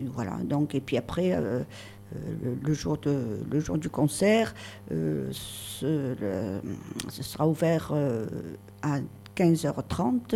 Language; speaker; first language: French; native; French